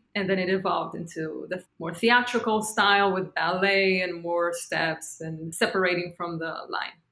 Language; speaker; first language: English; non-native, fluent; Hebrew